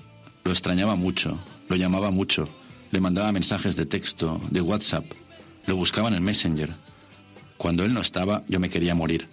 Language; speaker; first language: Spanish; native; Spanish